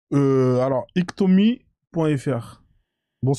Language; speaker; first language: French; native; French